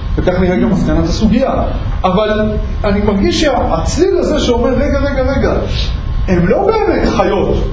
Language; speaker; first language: Hebrew; native; Hebrew